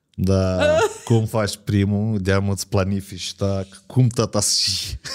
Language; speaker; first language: Romanian; native; Romanian